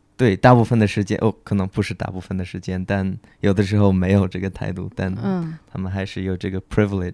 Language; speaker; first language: Chinese; non-native, fluent; English